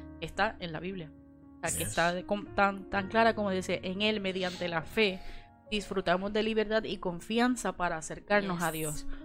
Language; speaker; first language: Spanish; native; Spanish